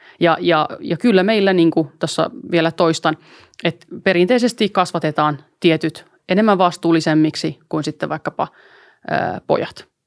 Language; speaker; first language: Finnish; early bilingual, other home language; Albanian